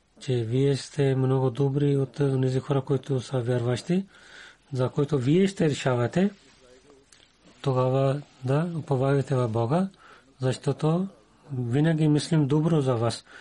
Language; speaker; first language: Bulgarian; non-native, learner; Urdu